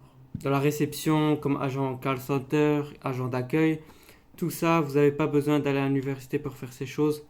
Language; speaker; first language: French; non-native, local second language; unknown